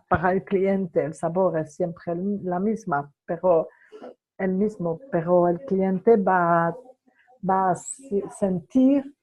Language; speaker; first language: Spanish; non-native, fluent; French